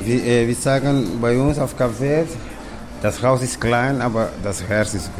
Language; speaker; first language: German; non-native, learner; Kabuverdianu